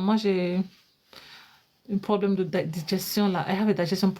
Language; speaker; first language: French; non-native, fluent; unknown